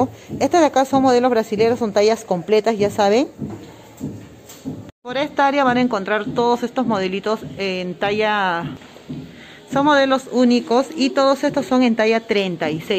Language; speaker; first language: Spanish; native; Spanish